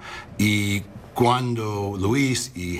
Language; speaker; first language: Spanish; non-native, learner; English